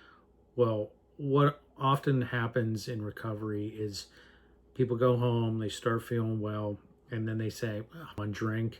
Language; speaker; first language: English; native; English